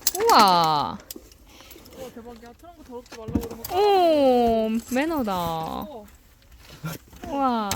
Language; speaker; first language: Korean; native; Korean